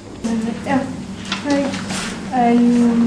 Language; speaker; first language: German; non-native, learner; French